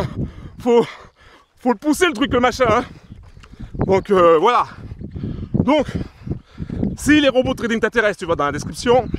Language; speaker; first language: French; native; French